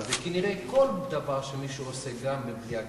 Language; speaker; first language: Hebrew; non-native, local second language; English